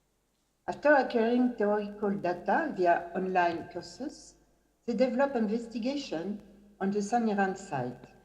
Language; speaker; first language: English; non-native, fluent; French